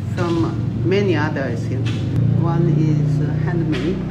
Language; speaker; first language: English; non-native, fluent; Japanese